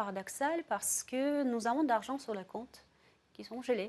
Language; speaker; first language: French; non-native, fluent; Russian